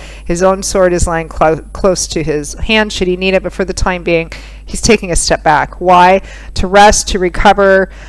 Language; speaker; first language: English; native; English